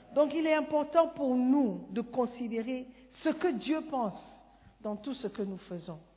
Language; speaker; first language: French; non-native, fluent; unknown